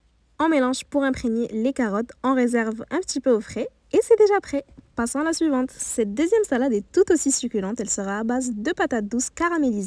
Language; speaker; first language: French; native; French